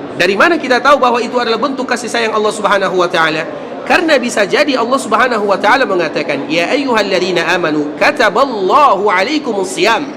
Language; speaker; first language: Malay; native; Malay